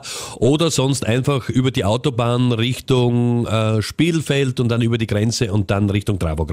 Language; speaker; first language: German; native; German